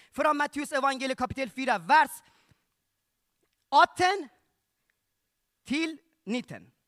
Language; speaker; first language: Norwegian; non-native, learner; Persian